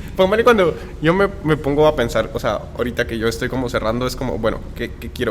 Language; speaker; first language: Spanish; native; Spanish